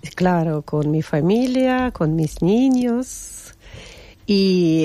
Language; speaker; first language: Spanish; non-native, learner; Russian